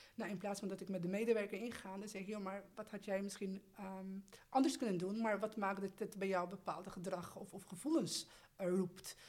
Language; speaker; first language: Dutch; early bilingual, other home language; Albanian